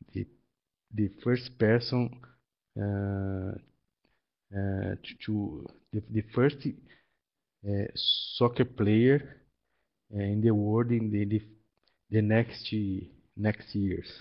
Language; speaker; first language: English; non-native, learner; Portuguese